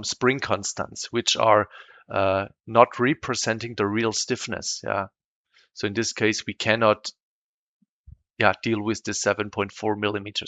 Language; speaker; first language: English; non-native, fluent; German